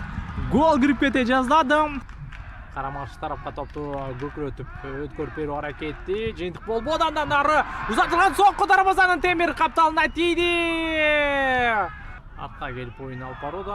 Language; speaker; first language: Kyrgyz; native; Kyrgyz